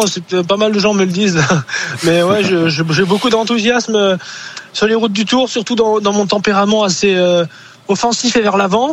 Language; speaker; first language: French; native; French